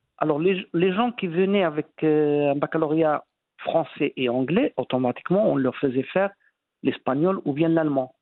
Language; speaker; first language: French; non-native, local second language; Arabic